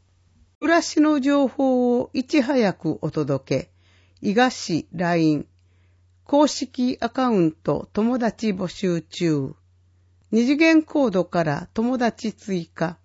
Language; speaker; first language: Japanese; native; Japanese